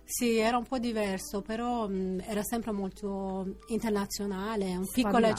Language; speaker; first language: Italian; non-native, fluent; Persian